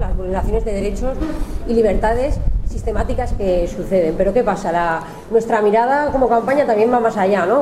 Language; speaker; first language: Spanish; native; Spanish